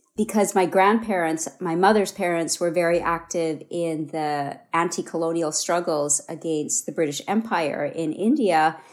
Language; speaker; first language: English; native; English